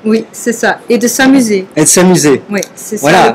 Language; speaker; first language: French; non-native, fluent; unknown